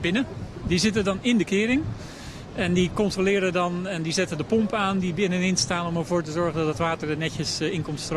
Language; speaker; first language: Dutch; native; Dutch